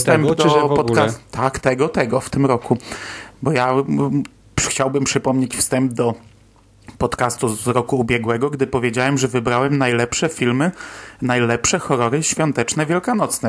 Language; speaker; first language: Polish; native; Polish